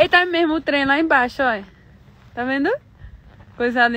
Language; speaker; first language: Portuguese; native; Portuguese